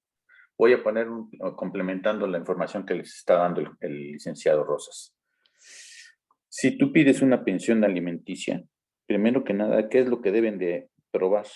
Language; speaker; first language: Spanish; native; Spanish